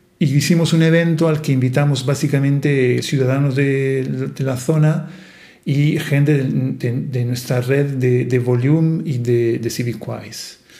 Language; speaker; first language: Spanish; non-native, fluent; Italian